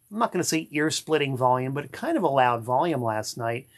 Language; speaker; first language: English; native; English